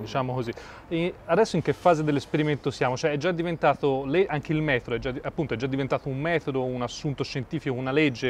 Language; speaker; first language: Italian; native; Italian